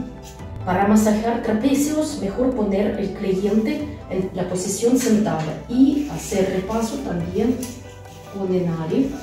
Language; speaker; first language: Spanish; non-native, fluent; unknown